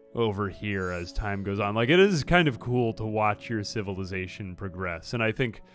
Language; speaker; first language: English; native; English